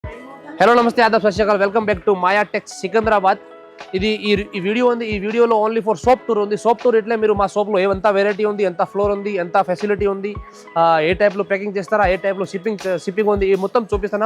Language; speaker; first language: Telugu; non-native, local second language; Urdu